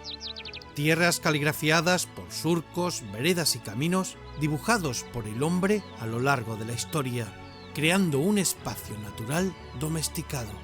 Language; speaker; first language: Spanish; native; Spanish